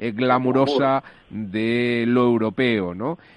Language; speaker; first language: Spanish; native; Spanish